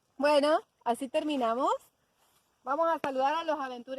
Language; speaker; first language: Spanish; native; Spanish